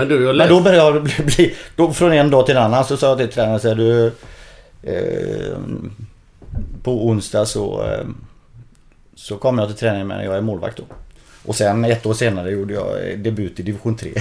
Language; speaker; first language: Swedish; native; Swedish